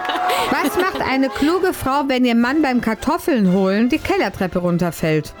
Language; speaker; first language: German; native; German